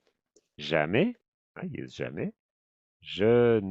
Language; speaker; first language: French; non-native, fluent; English